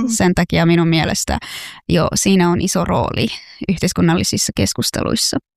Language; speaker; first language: Finnish; non-native, fluent; Persian